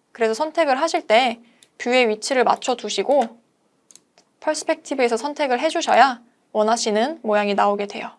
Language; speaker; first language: Korean; native; Korean